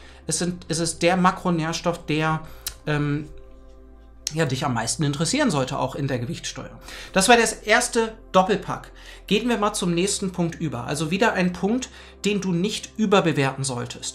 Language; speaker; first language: German; native; German